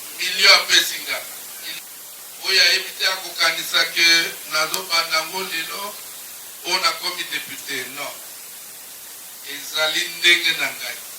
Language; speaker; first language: Lingala; native; Lingala